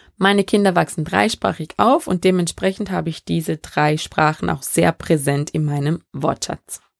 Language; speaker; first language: German; early bilingual, other home language; French